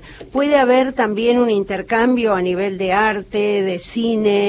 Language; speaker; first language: Spanish; native; Spanish